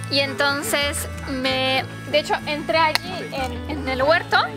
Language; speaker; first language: Spanish; non-native, fluent; Romanian